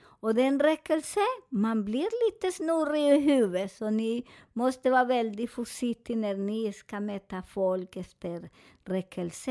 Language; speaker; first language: Swedish; non-native, fluent; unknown